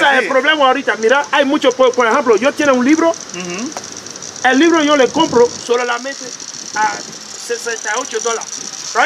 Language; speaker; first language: Spanish; non-native, learner; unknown